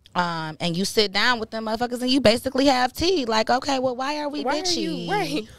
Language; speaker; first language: English; native; English